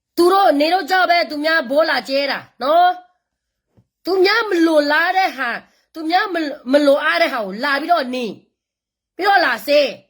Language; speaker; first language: Burmese; non-native, local second language; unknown